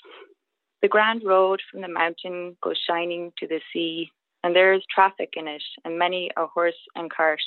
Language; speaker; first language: English; native; English